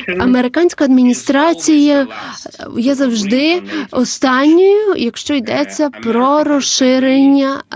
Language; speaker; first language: Ukrainian; non-native, learner; Lithuanian